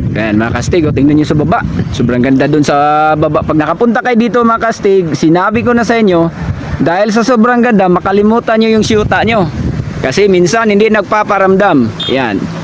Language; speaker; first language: Filipino; non-native, local second language; Cebuano